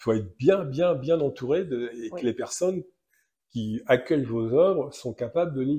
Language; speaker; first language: French; native; French